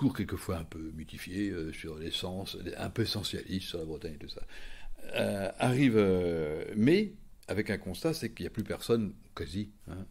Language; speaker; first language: French; native; French